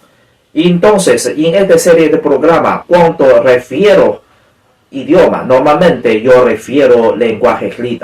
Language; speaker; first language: Spanish; non-native, learner; Chinese